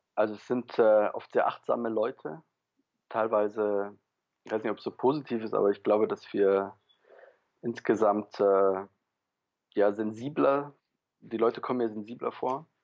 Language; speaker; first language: German; early bilingual, other home language; Polish